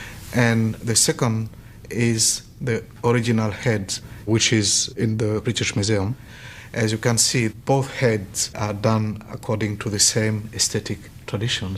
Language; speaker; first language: English; non-native, fluent; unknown